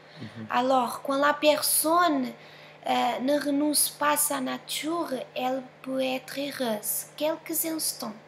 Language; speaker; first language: French; non-native, fluent; Portuguese